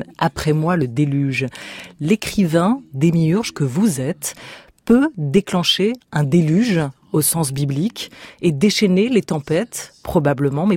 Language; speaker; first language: French; native; French